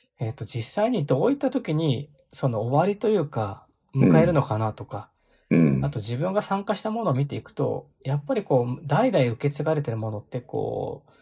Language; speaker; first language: Japanese; native; Japanese